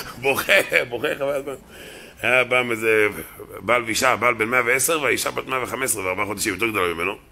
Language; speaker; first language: Hebrew; native; Hebrew